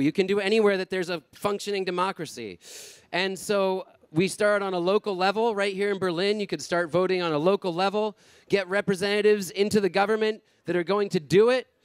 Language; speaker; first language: English; native; English